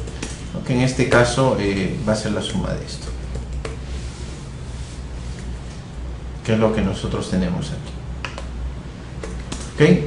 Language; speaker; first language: Spanish; native; Spanish